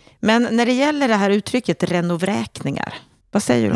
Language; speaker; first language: Swedish; native; Swedish